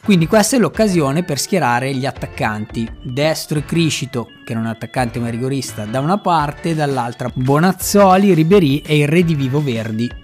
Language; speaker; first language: Italian; native; Italian